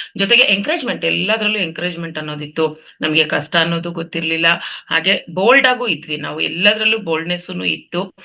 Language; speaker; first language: Kannada; non-native, local second language; Telugu